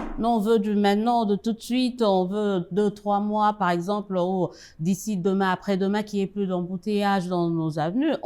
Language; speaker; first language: French; non-native, local second language; Lingala